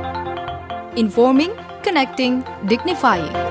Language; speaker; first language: English; non-native, fluent; Indonesian